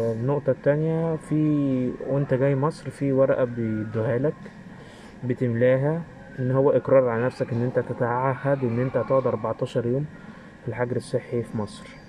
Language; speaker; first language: Arabic; native; Arabic